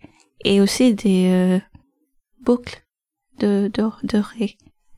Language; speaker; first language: French; non-native, learner; English